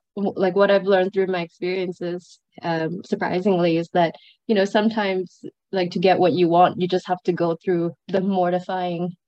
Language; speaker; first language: English; non-native, fluent; Sinhala